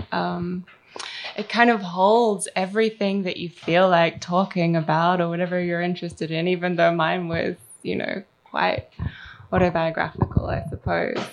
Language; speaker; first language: English; native; English